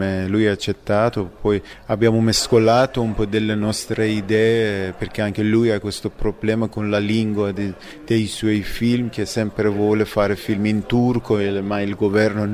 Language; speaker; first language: Italian; non-native, fluent; Persian